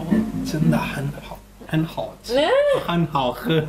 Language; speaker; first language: Chinese; non-native, learner; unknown